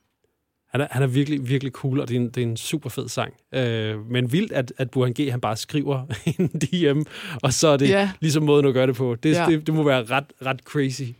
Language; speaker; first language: Danish; native; Danish